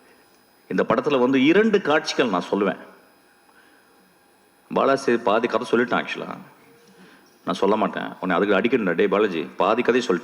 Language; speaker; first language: Tamil; native; Tamil